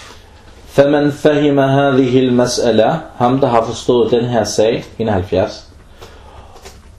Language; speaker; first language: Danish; early bilingual, other home language; Arabic